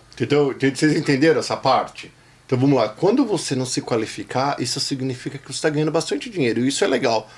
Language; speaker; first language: Portuguese; native; Portuguese